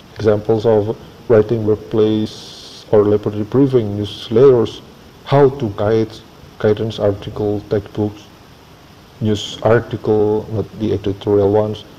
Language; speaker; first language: English; non-native, fluent; Indonesian